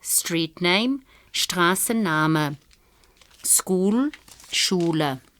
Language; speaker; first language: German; non-native, fluent; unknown